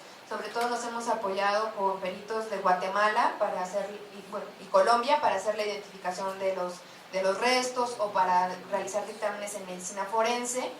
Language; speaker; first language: Spanish; native; Spanish